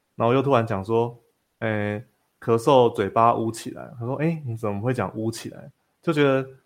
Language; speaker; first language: Chinese; native; Chinese